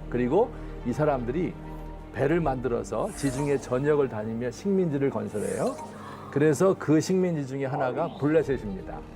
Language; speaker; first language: Korean; native; Korean